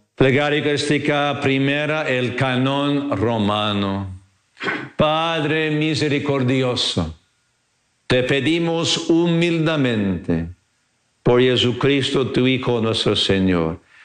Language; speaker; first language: Spanish; non-native, fluent; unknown